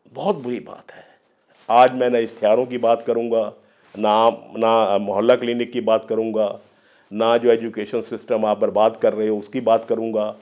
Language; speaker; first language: Hindi; non-native, local second language; Punjabi